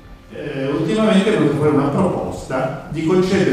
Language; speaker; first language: Italian; native; Italian